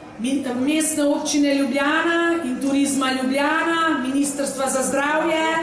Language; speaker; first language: Slovenian; non-native, fluent; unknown